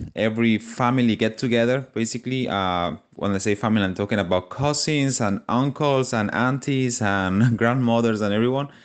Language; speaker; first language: English; non-native, fluent; Spanish